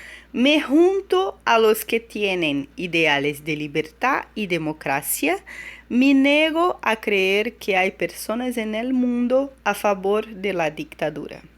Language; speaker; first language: Spanish; non-native, fluent; Portuguese